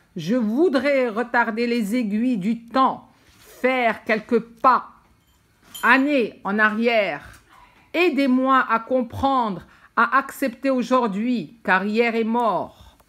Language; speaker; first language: French; non-native, local second language; Arabic